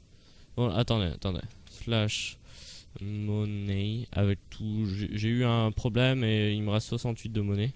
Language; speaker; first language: French; native; French